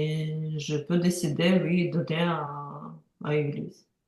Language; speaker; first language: French; non-native, learner; Ukrainian